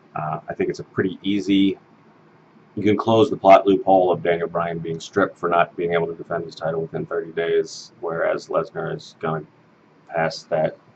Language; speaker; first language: English; native; English